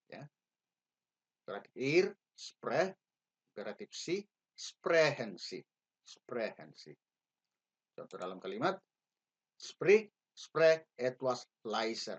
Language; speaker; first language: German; non-native, learner; Indonesian